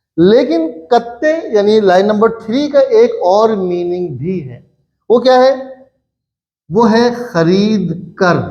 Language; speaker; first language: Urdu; native; Urdu